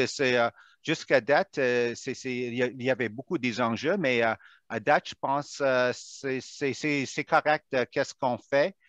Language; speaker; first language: French; non-native, local second language; English